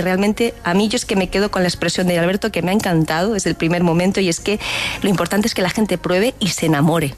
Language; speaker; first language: Spanish; native; Spanish